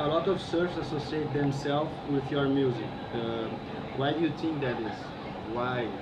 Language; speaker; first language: English; non-native, learner; Portuguese